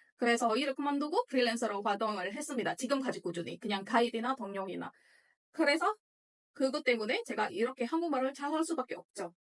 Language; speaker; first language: Korean; non-native, fluent; Indonesian